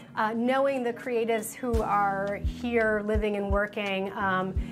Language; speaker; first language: English; native; English